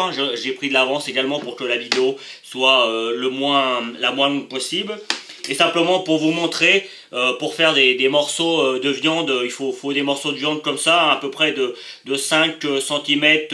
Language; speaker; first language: French; native; French